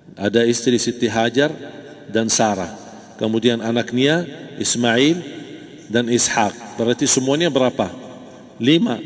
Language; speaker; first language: Malay; non-native, fluent; Arabic